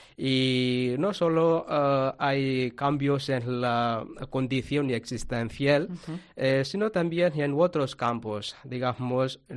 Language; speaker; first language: Spanish; non-native, fluent; Tamil